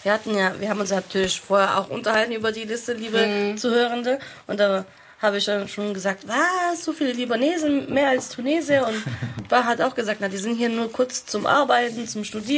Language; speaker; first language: German; early bilingual, other home language; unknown